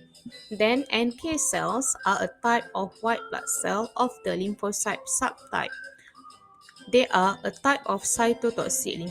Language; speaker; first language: English; non-native, fluent; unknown